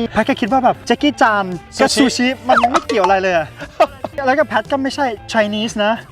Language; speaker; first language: Thai; non-native, fluent; German